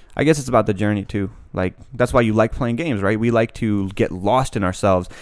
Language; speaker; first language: English; native; English